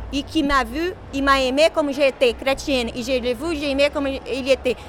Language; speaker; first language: French; non-native, fluent; Portuguese